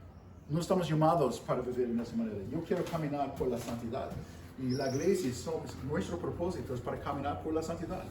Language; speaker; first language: Spanish; non-native, fluent; English